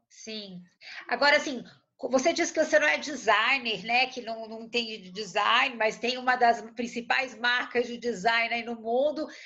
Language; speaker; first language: Portuguese; native; Portuguese